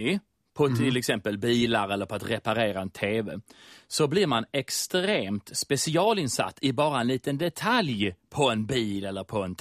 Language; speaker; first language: Swedish; native; Swedish